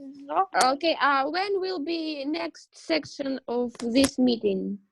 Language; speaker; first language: English; non-native, learner; Ukrainian